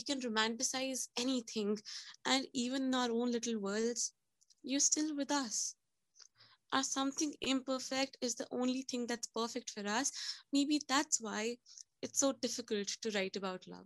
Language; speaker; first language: English; non-native, local second language; Hindi